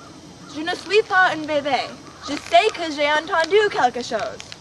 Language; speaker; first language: French; non-native, learner; English